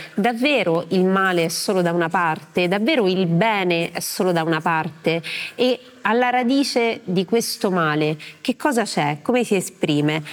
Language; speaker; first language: Italian; native; Italian